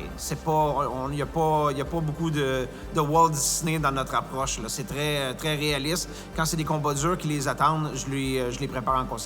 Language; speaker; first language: French; native; French